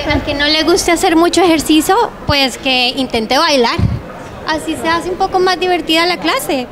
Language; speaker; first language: Spanish; native; Spanish